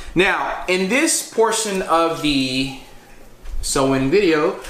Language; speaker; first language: English; early bilingual, other home language; Spanish